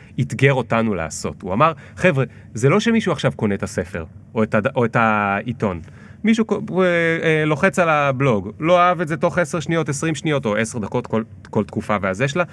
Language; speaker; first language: Hebrew; native; Hebrew